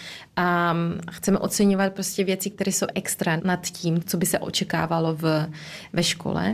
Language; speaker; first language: Czech; early bilingual, heritage; Czech